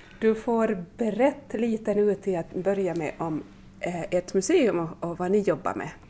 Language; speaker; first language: Swedish; native; Swedish